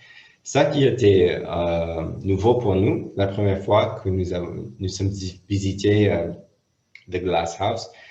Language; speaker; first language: French; non-native, fluent; English